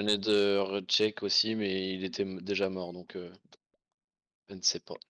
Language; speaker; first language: French; native; French